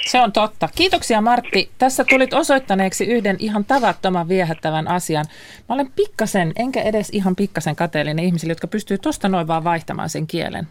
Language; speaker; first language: Finnish; native; Finnish